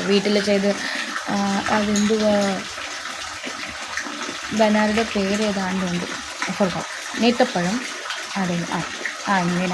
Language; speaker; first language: Malayalam; non-native, local second language; Telugu